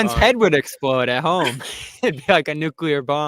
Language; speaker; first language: English; native; English